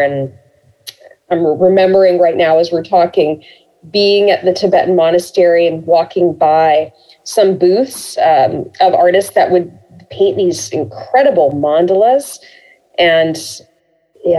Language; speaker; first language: English; native; English